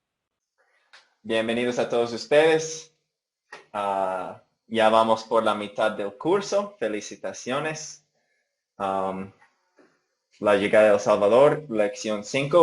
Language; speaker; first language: Spanish; non-native, fluent; English